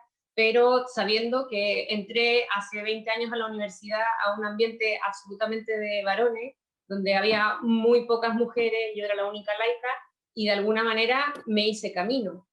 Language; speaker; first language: Spanish; native; Spanish